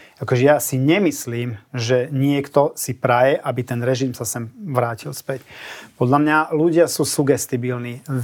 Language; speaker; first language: Slovak; non-native, local second language; Hungarian